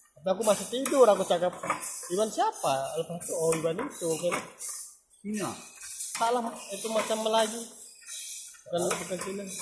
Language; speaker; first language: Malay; non-native, local second language; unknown